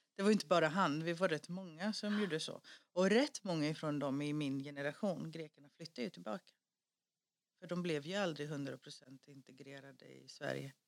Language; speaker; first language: Swedish; early bilingual, other home language; Greek